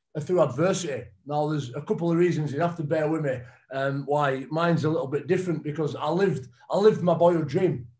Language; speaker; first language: English; native; English